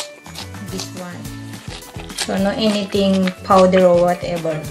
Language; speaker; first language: English; non-native, learner; Filipino